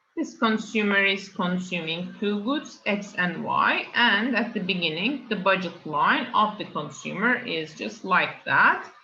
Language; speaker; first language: English; non-native, fluent; Turkish